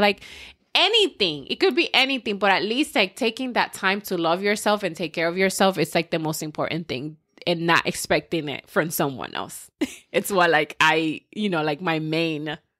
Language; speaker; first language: English; early bilingual, other home language; Spanish